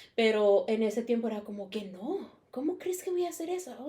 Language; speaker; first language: Spanish; early bilingual, other home language; English